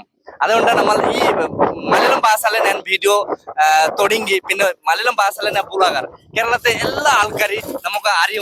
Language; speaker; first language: Malayalam; non-native, local second language; Bangla